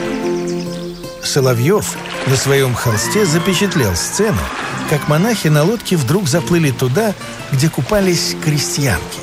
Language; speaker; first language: Russian; native; Russian